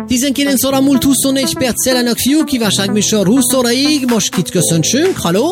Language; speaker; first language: Hungarian; native; Hungarian